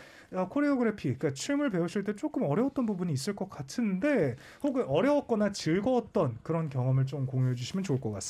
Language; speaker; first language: Korean; native; Korean